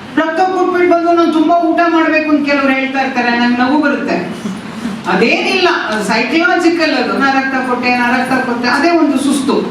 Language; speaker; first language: Kannada; non-native, local second language; Tamil